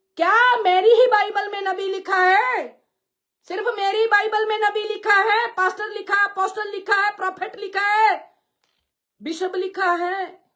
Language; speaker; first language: Hindi; non-native, local second language; Punjabi